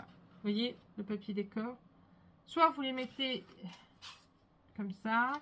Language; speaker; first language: French; native; French